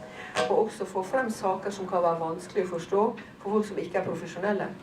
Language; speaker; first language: Norwegian; native; Norwegian